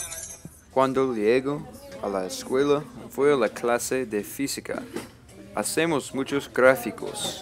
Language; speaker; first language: Spanish; non-native, learner; English